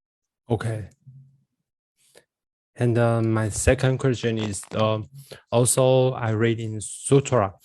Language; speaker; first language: English; non-native, learner; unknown